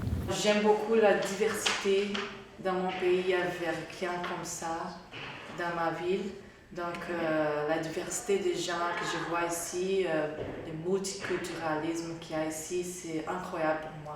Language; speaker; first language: French; non-native, fluent; Portuguese